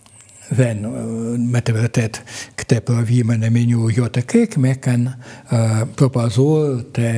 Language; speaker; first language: Albanian; non-native, fluent; Russian